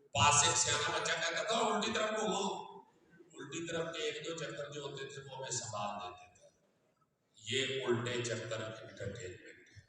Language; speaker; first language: Urdu; non-native, local second language; Punjabi